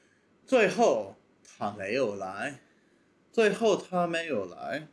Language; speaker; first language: Chinese; non-native, learner; English